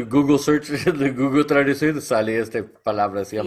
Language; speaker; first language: Spanish; non-native, learner; English